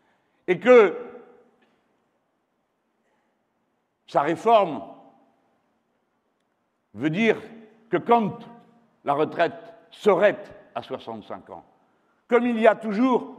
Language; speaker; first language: French; native; French